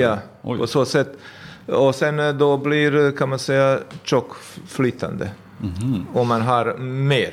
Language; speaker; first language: Swedish; non-native, fluent; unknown